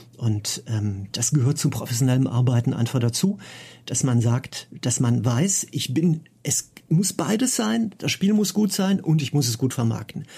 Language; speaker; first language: German; native; German